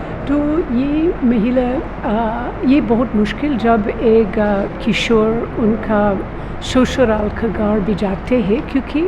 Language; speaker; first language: Hindi; non-native, learner; English